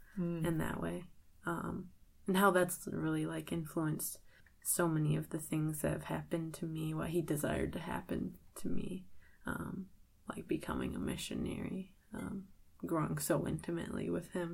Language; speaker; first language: English; native; English